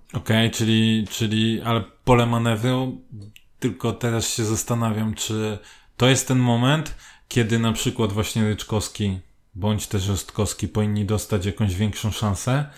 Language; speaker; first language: Polish; native; Polish